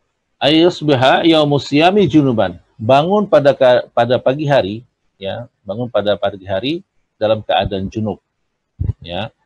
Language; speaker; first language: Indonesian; native; Indonesian